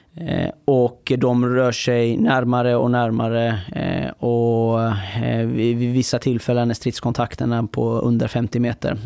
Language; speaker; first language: Swedish; early bilingual, other home language; Persian